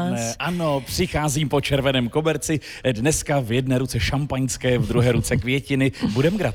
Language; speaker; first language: Czech; native; Czech